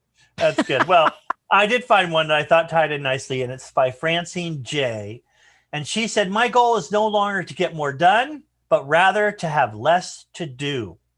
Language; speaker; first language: English; native; English